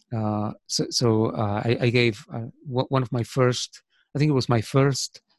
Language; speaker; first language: English; non-native, fluent; Spanish